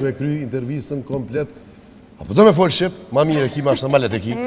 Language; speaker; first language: Albanian; native; Albanian